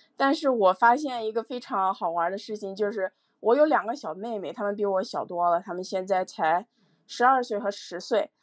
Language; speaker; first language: Chinese; early bilingual, heritage; Chinese